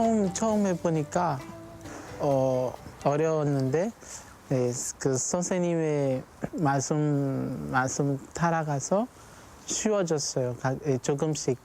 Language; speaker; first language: Korean; non-native, learner; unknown